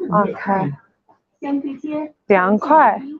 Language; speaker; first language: Chinese; non-native, learner; Afrikaans